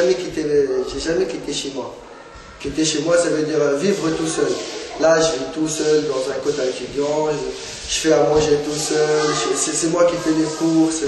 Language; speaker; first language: French; non-native, fluent; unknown